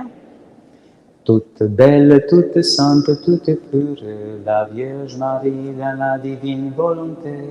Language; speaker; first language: French; non-native, learner; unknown